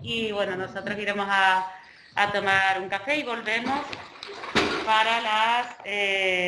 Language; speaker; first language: Spanish; native; Spanish